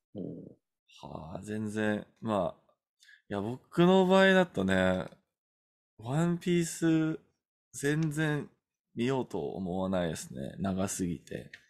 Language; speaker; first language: Japanese; non-native, fluent; English